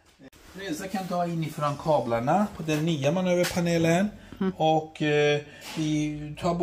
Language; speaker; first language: Swedish; non-native, fluent; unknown